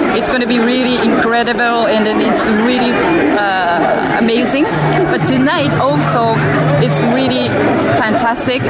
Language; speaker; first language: English; non-native, learner; Japanese